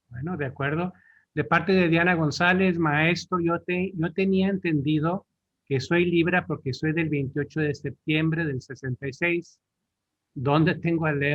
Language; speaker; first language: Spanish; native; Spanish